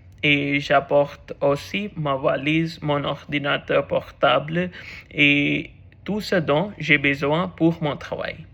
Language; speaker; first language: French; non-native, learner; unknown